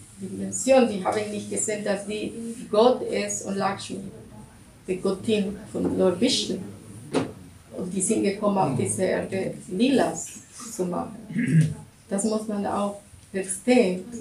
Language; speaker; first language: German; non-native, learner; Russian